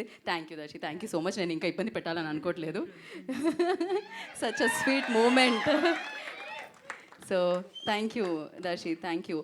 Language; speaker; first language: Telugu; native; Telugu